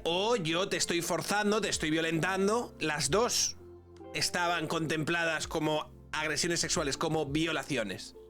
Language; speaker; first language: Spanish; native; Spanish